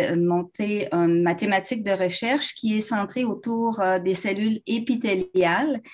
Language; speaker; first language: French; native; French